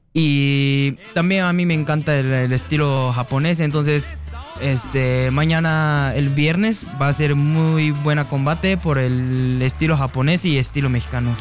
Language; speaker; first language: Spanish; non-native, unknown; Japanese